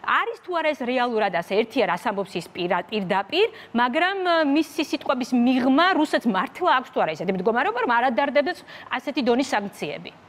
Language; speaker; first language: Georgian; native; Georgian